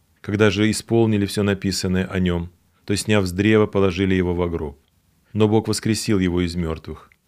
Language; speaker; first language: Russian; native; Russian